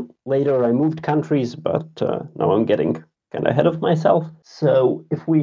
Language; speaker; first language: English; non-native, fluent; Latvian